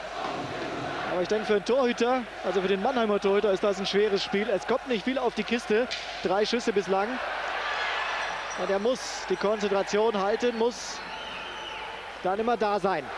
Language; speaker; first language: German; native; German